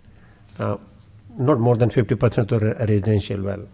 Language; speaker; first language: English; non-native, local second language; Punjabi